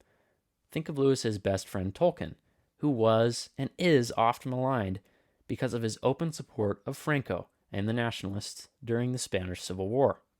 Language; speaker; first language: English; native; English